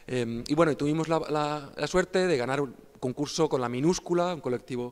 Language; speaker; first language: Spanish; native; Spanish